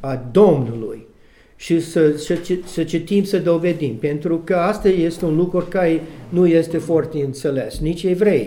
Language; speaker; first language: Romanian; non-native, learner; English